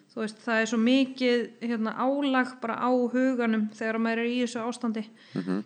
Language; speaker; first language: Icelandic; non-native, fluent; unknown